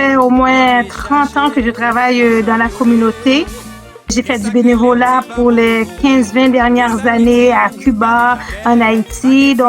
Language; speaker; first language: French; native; French